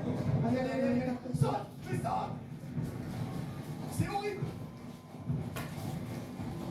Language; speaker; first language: French; native; French